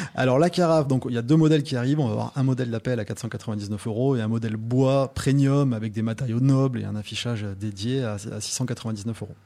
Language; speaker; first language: French; native; French